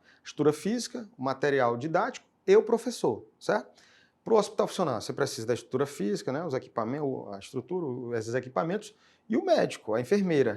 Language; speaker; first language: Portuguese; native; Portuguese